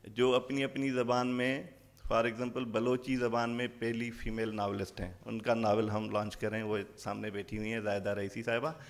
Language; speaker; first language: Urdu; non-native, local second language; Sindhi